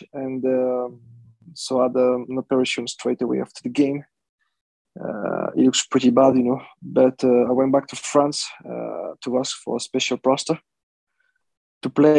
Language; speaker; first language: English; non-native, fluent; French